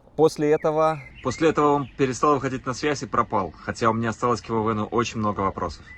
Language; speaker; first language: Russian; native; Russian